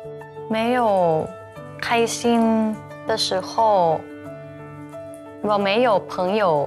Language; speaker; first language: Chinese; non-native, learner; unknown